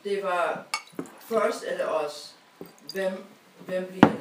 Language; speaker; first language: Danish; non-native, fluent; English